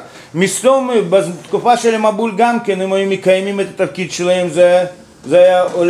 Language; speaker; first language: Hebrew; non-native, fluent; Russian